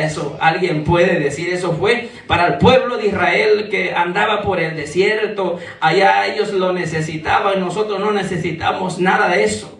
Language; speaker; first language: Spanish; native; Spanish